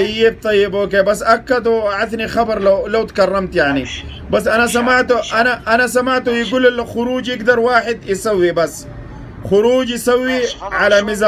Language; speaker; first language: Arabic; non-native, learner; Pashto